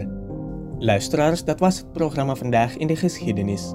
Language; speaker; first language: Dutch; non-native, fluent; Indonesian